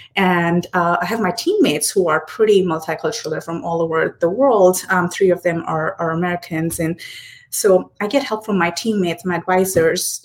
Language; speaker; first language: English; non-native, local second language; Hindi